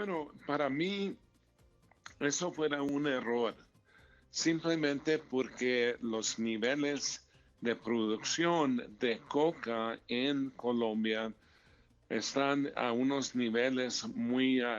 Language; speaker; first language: Spanish; early bilingual, heritage; Spanish